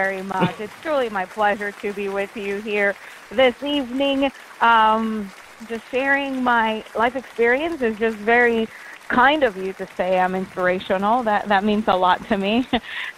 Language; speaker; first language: English; non-native, fluent; Spanish